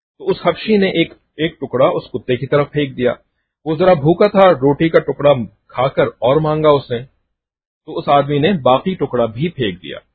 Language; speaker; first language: Urdu; native; Urdu